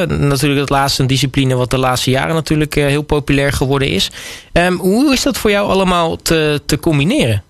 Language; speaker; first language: Dutch; native; Dutch